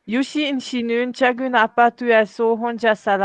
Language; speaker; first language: Korean; non-native, learner; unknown